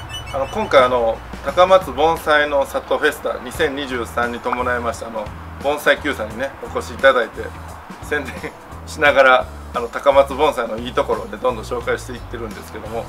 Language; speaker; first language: Japanese; native; Japanese